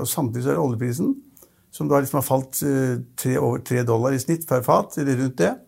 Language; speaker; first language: Norwegian; native; Norwegian